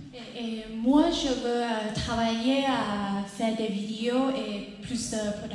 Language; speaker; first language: French; non-native, learner; Thai